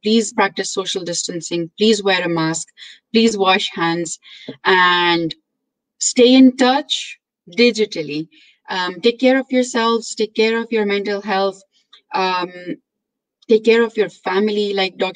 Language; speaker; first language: English; non-native, local second language; Urdu